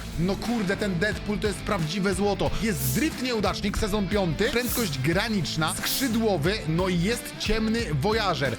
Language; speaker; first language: Polish; native; Polish